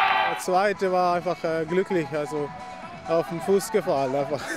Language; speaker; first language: German; non-native, fluent; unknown